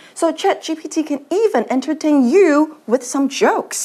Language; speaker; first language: English; non-native, fluent; Chinese